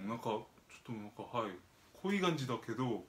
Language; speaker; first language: Japanese; non-native, fluent; Korean